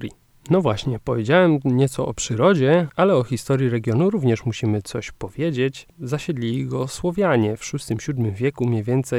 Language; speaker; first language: Polish; native; Polish